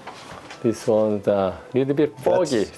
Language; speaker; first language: English; non-native, learner; Korean